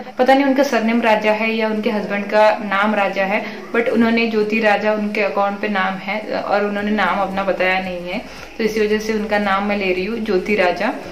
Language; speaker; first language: Hindi; non-native, local second language; Marathi